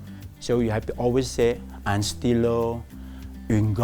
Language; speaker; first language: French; non-native, fluent; English